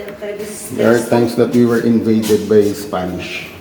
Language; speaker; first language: English; non-native, local second language; Filipino